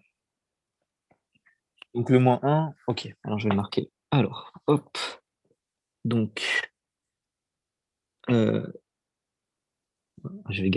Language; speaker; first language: French; native; French